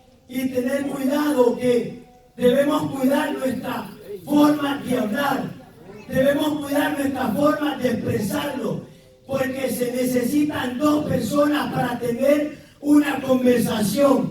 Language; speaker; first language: Spanish; native; Spanish